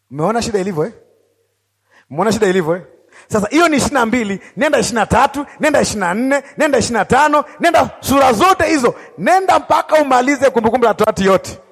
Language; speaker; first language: Swahili; native; Swahili